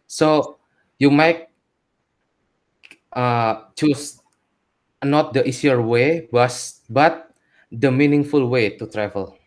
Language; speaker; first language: English; non-native, learner; Indonesian